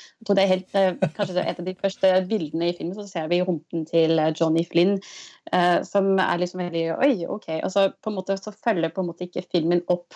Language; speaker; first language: Norwegian; non-native, fluent; French